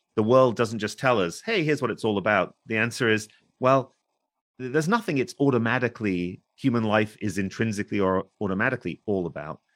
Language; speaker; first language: English; native; English